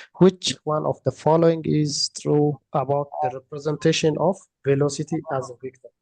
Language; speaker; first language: English; non-native, local second language; Amharic